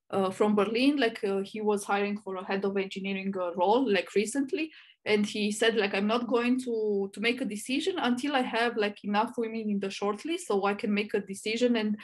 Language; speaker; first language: English; non-native, fluent; Romanian